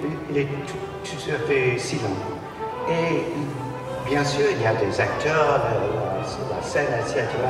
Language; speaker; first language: French; non-native, learner; English